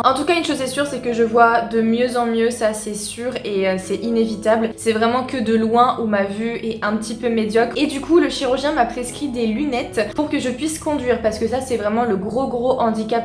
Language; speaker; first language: French; native; French